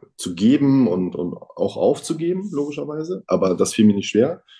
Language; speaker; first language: German; native; German